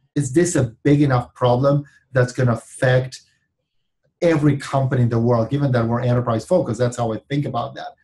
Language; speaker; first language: English; non-native, fluent; Spanish